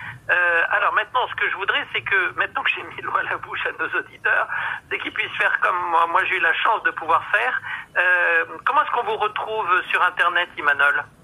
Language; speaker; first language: French; native; French